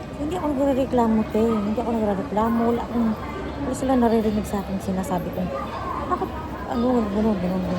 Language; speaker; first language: Filipino; non-native, local second language; Cebuano